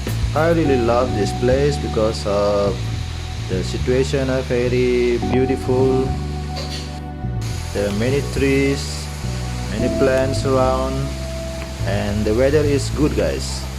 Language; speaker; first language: English; non-native, local second language; Indonesian